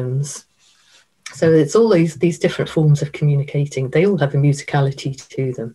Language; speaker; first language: English; native; English